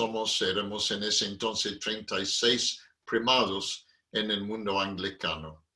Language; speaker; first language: Spanish; non-native, fluent; English